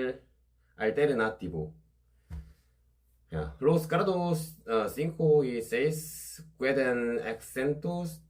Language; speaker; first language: Spanish; non-native, learner; Korean